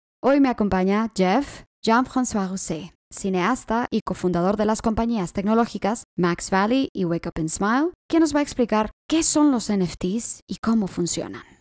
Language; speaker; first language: Spanish; native; Spanish